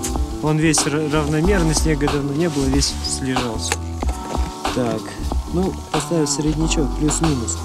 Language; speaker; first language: Russian; native; Russian